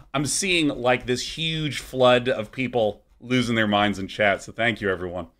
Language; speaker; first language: English; native; English